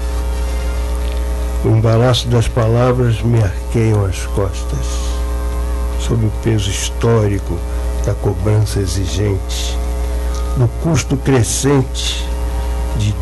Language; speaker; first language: Portuguese; native; Portuguese